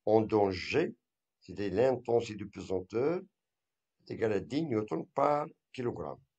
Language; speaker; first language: French; non-native, local second language; Arabic